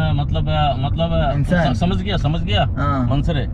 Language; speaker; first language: Hindi; non-native, learner; Bangla